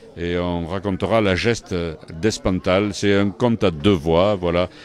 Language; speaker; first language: French; native; French